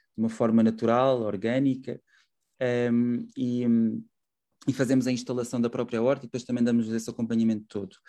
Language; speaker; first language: Portuguese; native; Portuguese